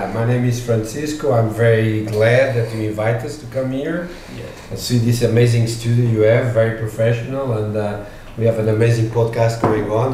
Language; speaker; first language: English; non-native, fluent; Portuguese